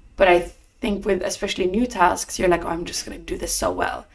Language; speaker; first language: English; non-native, fluent; Norwegian